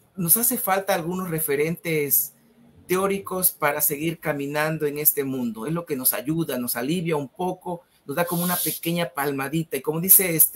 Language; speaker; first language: Spanish; native; Spanish